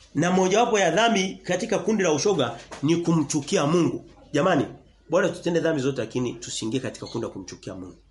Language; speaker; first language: Swahili; native; Swahili